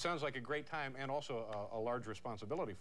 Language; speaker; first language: English; native; English